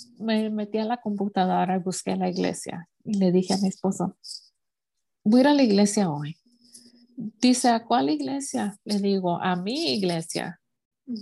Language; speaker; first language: Spanish; early bilingual, heritage; Spanish